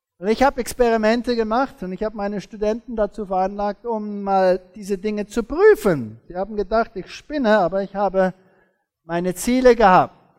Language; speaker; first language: German; early bilingual, heritage; German